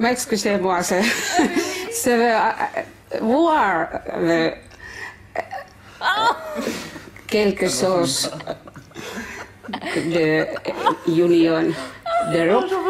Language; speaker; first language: French; non-native, learner; Finnish